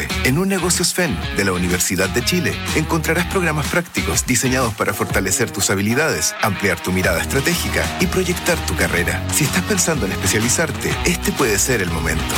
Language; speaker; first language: Spanish; native; Spanish